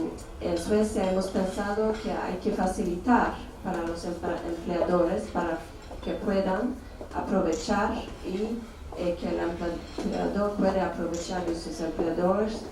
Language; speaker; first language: Spanish; non-native, fluent; Swedish